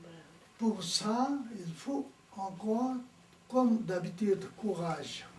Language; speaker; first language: French; non-native, learner; Tibetan